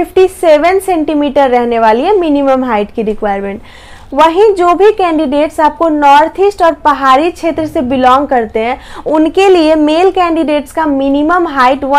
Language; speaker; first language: Hindi; native; Hindi